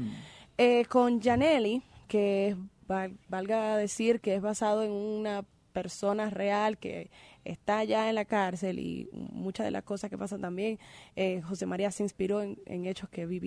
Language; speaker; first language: Spanish; native; Spanish